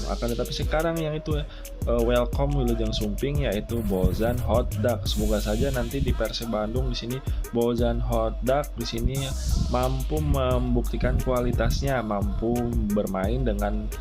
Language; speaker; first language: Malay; non-native, local second language; Sundanese